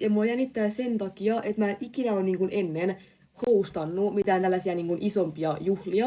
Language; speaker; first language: Finnish; native; Finnish